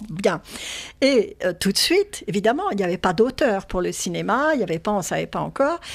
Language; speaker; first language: French; native; French